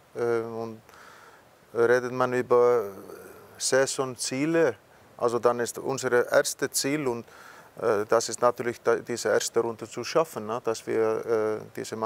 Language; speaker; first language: German; non-native, fluent; Icelandic